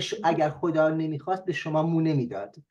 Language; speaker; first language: Persian; native; Persian